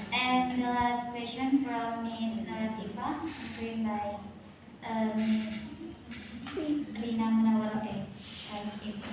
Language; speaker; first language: English; non-native, learner; Indonesian